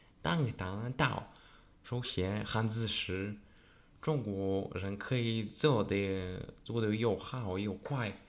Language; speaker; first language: Chinese; non-native, learner; Polish